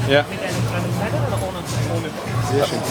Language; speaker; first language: German; native; German